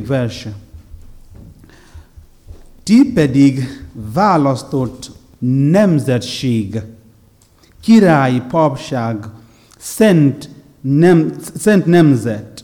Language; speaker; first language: Hungarian; non-native, learner; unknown